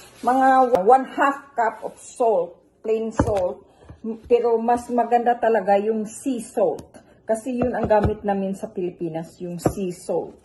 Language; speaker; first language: Filipino; non-native, local second language; Cebuano